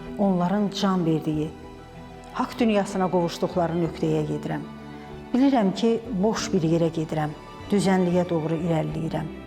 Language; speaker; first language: Azerbaijani; native; Azerbaijani